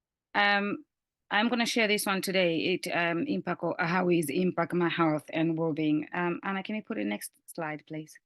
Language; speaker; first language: English; non-native, fluent; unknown